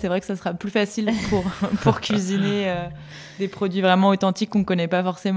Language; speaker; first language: French; native; French